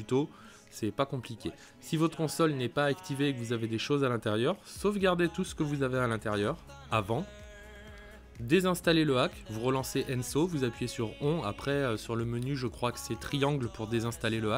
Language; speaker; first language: French; native; French